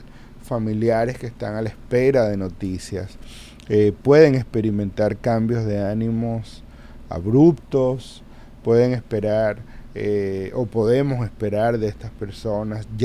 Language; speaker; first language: Spanish; native; Spanish